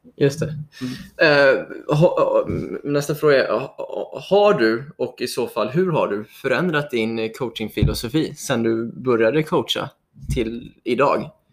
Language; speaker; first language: Swedish; native; Swedish